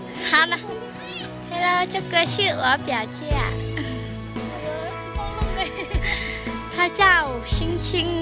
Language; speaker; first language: Chinese; non-native, learner; Vietnamese